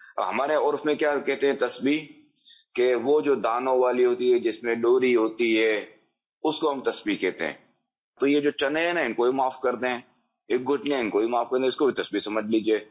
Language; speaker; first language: Urdu; non-native, local second language; Punjabi